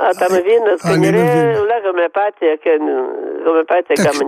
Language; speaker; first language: Hebrew; non-native, fluent; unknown